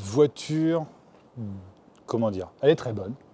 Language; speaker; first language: French; native; French